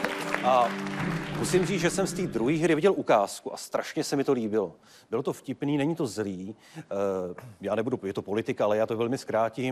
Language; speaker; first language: Czech; native; Czech